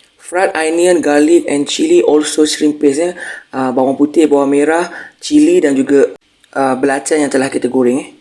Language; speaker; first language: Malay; native; Malay